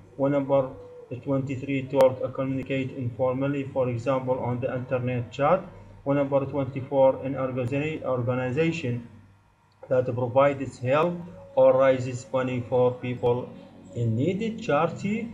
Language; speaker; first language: English; non-native, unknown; Arabic